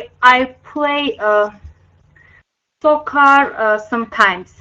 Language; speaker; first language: English; non-native, learner; Armenian